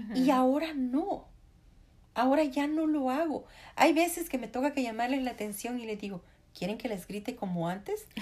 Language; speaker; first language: Spanish; native; Spanish